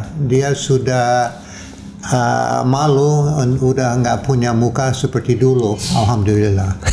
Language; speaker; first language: Indonesian; non-native, fluent; English